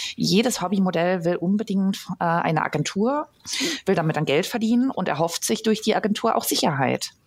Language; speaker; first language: German; native; German